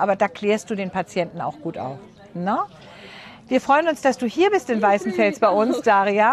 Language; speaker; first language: German; native; German